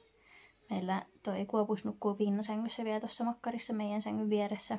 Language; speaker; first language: Finnish; native; Finnish